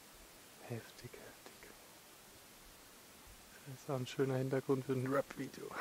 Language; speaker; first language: German; native; German